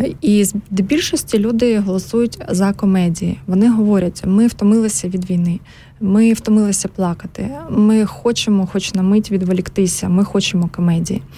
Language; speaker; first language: Ukrainian; native; Ukrainian